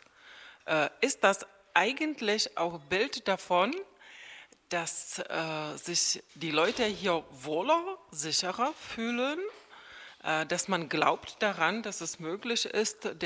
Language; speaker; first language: German; non-native, fluent; Czech